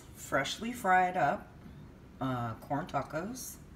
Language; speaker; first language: English; native; English